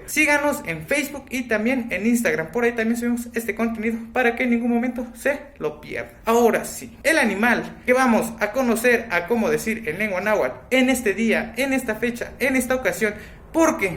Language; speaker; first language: Spanish; native; Spanish